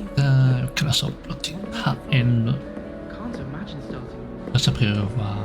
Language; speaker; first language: Swedish; non-native, learner; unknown